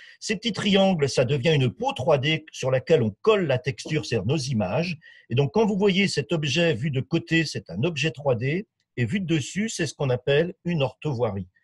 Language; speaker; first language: French; native; French